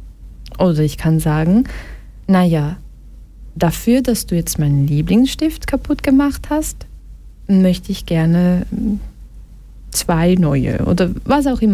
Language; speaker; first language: German; early bilingual, other home language; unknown